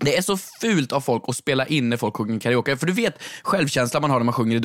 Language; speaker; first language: Swedish; native; Swedish